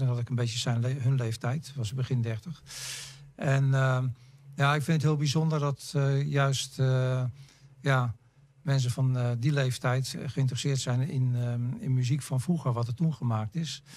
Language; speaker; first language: Dutch; native; Dutch